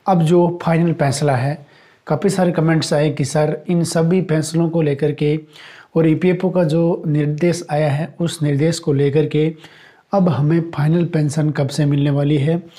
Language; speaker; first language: Hindi; native; Hindi